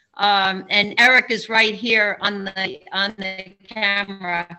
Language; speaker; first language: English; native; English